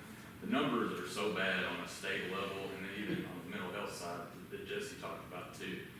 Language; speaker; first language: English; native; English